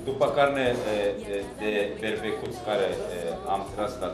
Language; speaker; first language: Romanian; non-native, learner; Turkish